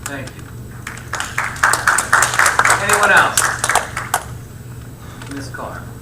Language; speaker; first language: English; native; English